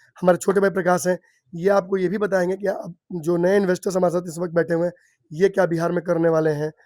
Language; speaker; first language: Hindi; native; Hindi